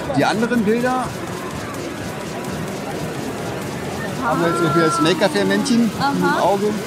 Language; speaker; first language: German; native; German